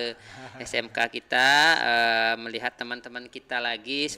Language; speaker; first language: Indonesian; native; Indonesian